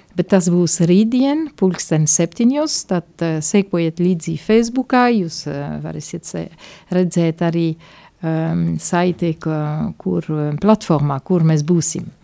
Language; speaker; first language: Latvian; non-native, fluent; Italian